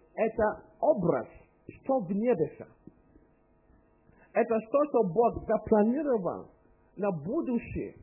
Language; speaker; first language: Russian; non-native, learner; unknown